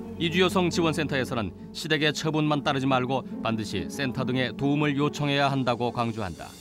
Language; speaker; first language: Korean; native; Korean